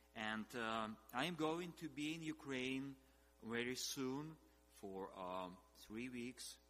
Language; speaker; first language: English; non-native, fluent; Russian